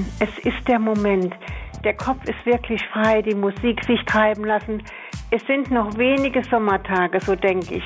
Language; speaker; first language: German; native; German